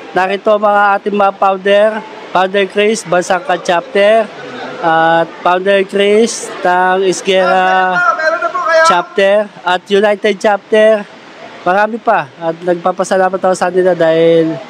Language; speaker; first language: Filipino; native; Filipino